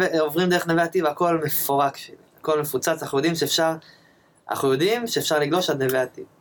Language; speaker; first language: Hebrew; native; Hebrew